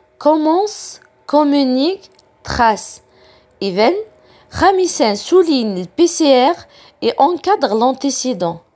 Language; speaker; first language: French; non-native, local second language; Arabic